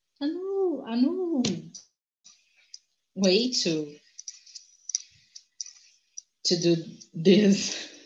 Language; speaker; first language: English; non-native, learner; Portuguese